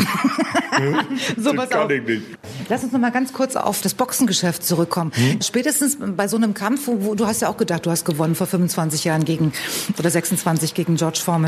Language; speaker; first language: German; native; German